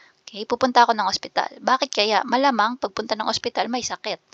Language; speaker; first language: Filipino; native; Filipino